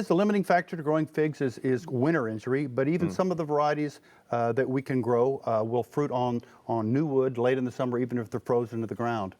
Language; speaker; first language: English; native; English